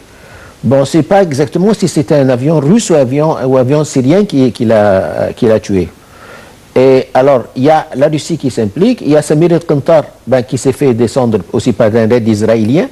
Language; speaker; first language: French; non-native, fluent; Arabic